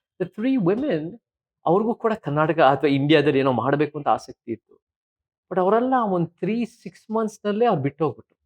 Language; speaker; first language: Kannada; early bilingual, heritage; Kannada